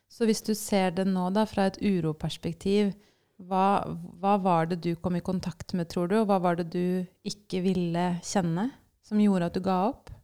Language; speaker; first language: Norwegian; native; Norwegian